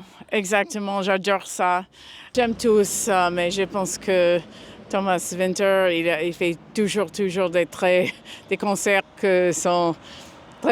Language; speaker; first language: French; non-native, fluent; English